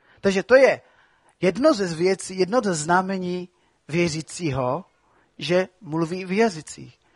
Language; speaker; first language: Czech; non-native, fluent; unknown